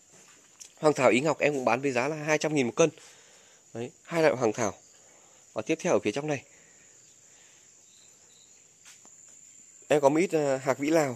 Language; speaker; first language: Vietnamese; native; Vietnamese